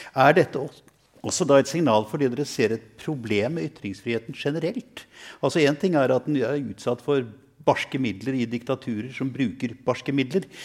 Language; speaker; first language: Norwegian; native; Norwegian